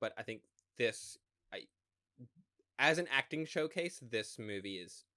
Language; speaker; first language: English; native; English